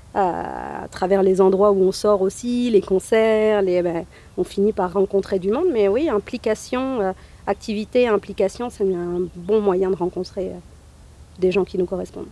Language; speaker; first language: French; native; French